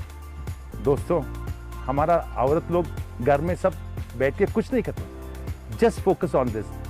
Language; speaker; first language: Hindi; non-native, local second language; Tamil